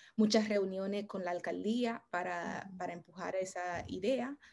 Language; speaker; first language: Spanish; early bilingual, heritage; Spanish